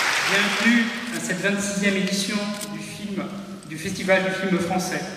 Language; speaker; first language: French; native; French